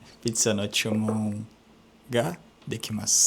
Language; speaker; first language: Japanese; non-native, learner; Portuguese